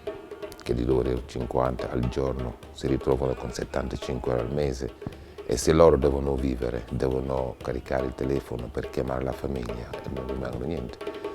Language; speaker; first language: Italian; non-native, fluent; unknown